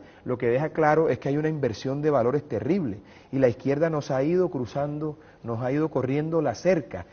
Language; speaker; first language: Spanish; native; Spanish